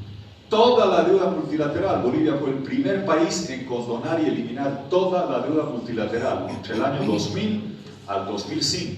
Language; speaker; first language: Spanish; native; Spanish